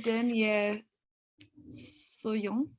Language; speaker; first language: French; non-native, learner; English